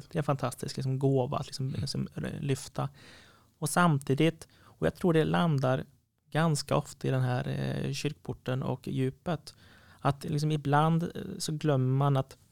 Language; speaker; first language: Swedish; native; Swedish